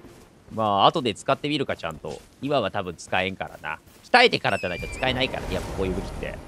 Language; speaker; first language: Japanese; native; Japanese